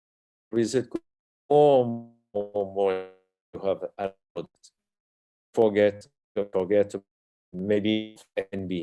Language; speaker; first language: English; non-native, learner; French